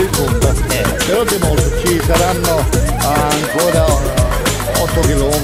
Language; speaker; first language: Italian; native; Italian